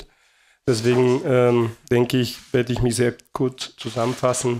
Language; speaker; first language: German; non-native, fluent; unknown